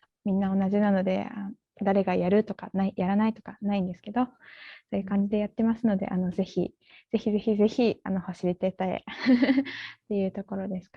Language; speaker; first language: Japanese; native; Japanese